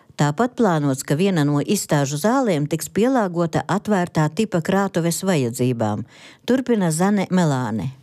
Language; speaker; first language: Latvian; native; Latvian